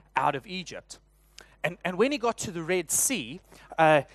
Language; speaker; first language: English; native; English